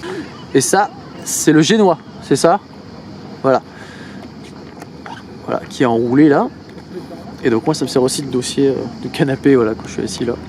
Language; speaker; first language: French; native; French